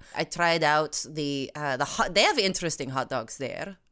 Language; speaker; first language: English; non-native, fluent; Russian